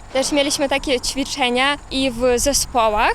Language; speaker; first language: Polish; non-native, fluent; Ukrainian